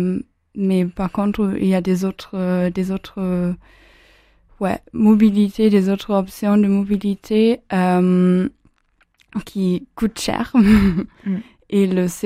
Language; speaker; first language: French; non-native, fluent; German